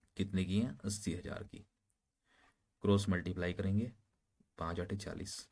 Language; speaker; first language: Hindi; native; Hindi